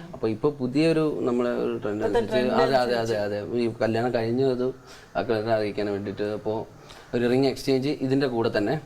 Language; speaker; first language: Malayalam; native; Malayalam